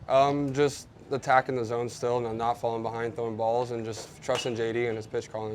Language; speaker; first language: English; native; English